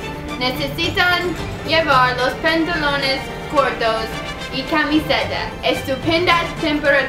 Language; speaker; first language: Spanish; non-native, learner; English